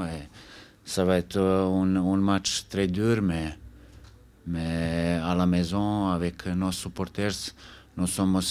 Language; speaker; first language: French; non-native, fluent; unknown